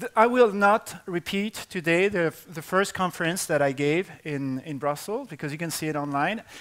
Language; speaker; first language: English; non-native, fluent; French